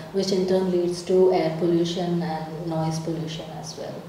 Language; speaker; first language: English; non-native, local second language; Malayalam